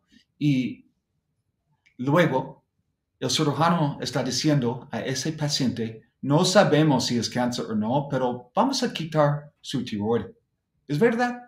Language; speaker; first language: Spanish; non-native, fluent; English